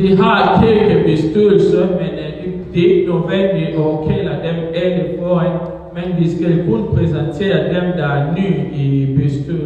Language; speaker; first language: Danish; non-native, fluent; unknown